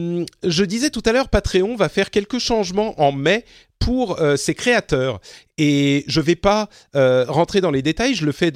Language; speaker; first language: French; native; French